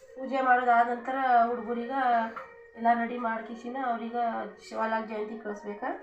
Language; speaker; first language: Kannada; non-native, local second language; Lambadi